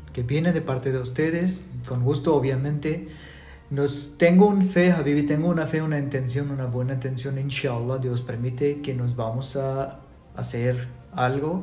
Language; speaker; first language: Spanish; non-native, fluent; Urdu